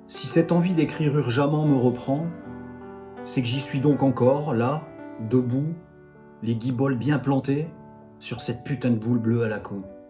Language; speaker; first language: French; native; French